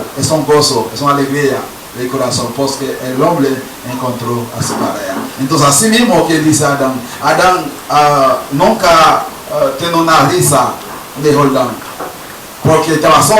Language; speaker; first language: Spanish; non-native, learner; Haitian Creole